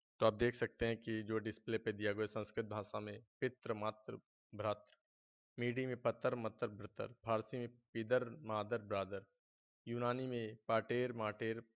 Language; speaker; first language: Hindi; native; Hindi